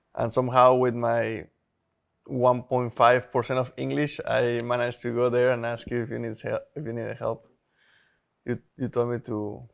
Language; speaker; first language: English; non-native, fluent; Spanish